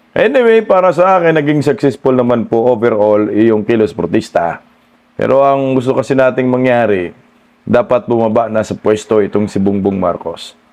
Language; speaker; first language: Filipino; non-native, local second language; Cebuano